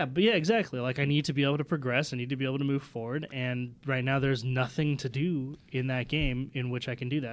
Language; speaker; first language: English; native; English